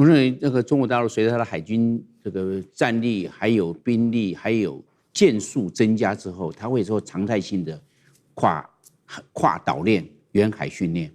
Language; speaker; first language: Chinese; native; Chinese